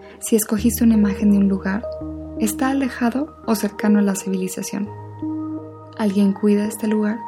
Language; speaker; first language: Spanish; native; Spanish